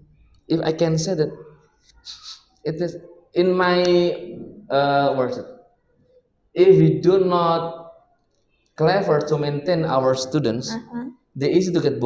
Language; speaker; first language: English; non-native, learner; Indonesian